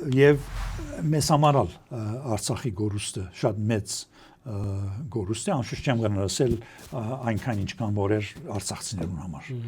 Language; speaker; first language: Armenian; early bilingual, heritage; Armenian